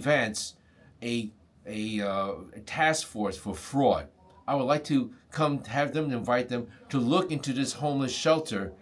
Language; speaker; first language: English; non-native, fluent; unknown